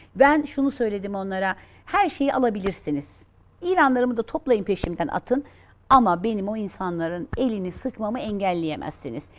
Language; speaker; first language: Turkish; native; Turkish